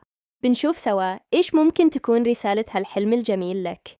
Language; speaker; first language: Arabic; native; Arabic